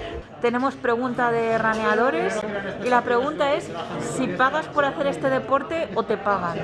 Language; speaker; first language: Spanish; native; Spanish